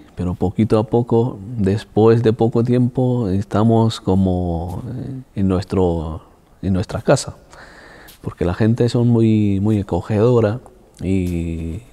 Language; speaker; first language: Spanish; non-native, fluent; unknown